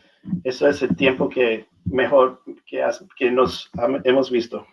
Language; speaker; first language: Spanish; non-native, learner; English